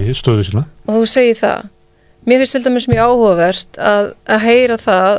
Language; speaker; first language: Icelandic; non-native, fluent; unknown